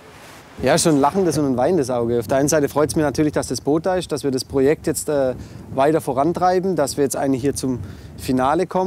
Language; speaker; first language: German; native; German